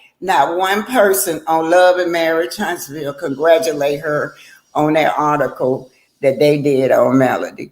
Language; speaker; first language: English; native; English